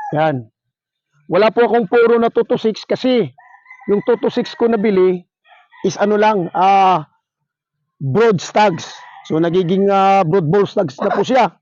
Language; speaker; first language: Filipino; non-native, local second language; Surigaonon